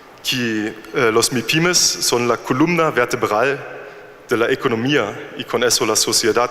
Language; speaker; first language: Spanish; non-native, fluent; German